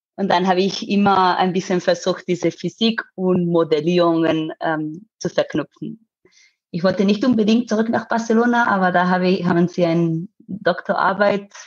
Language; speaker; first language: German; non-native, fluent; Spanish